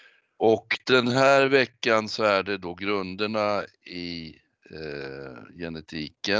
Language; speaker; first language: Swedish; native; Swedish